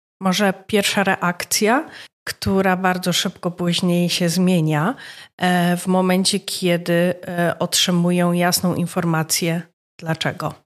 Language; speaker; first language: Polish; native; Polish